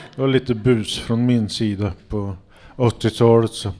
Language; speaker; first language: Swedish; native; Swedish